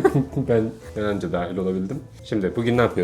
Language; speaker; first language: Turkish; native; Turkish